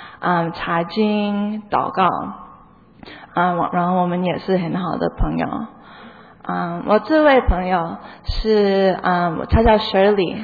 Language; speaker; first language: Chinese; early bilingual, heritage; Chinese